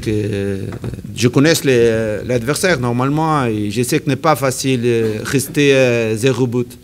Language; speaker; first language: French; non-native, learner; Portuguese